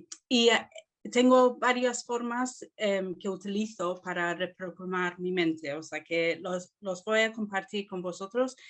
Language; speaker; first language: Spanish; non-native, fluent; English